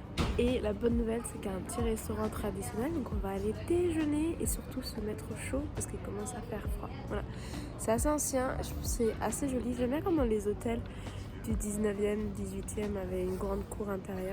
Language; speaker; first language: French; native; French